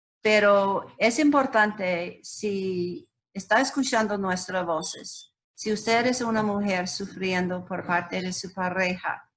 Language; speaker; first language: Spanish; non-native, learner; English